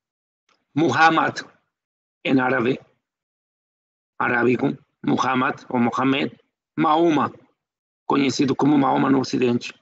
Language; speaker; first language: Portuguese; non-native, fluent; Spanish